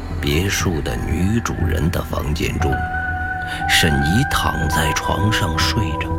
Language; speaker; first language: Chinese; native; Chinese